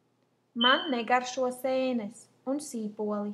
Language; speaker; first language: Latvian; native; Latvian